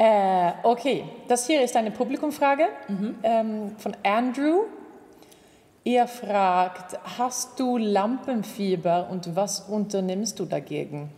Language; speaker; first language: German; non-native, fluent; Swedish